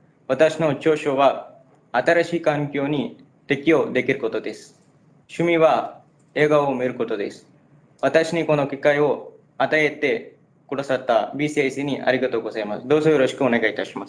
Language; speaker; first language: Japanese; non-native, learner; Tamil